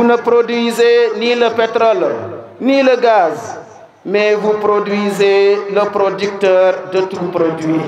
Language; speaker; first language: French; non-native, local second language; Serer